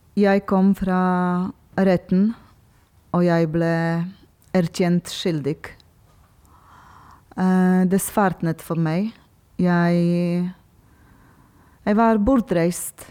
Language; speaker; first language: Norwegian; non-native, learner; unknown